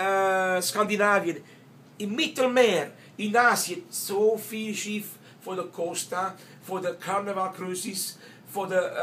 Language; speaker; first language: German; non-native, learner; Italian